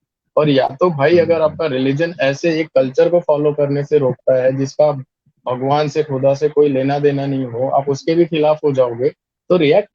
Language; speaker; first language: Hindi; native; Hindi